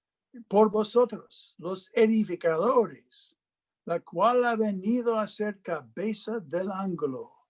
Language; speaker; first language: Spanish; non-native, fluent; English